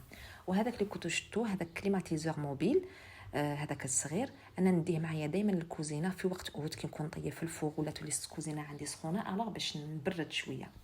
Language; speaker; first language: Arabic; native; Arabic